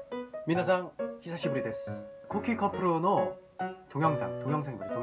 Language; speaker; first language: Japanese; non-native, learner; Korean